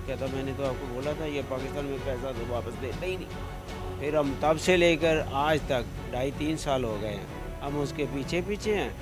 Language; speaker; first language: Urdu; native; Urdu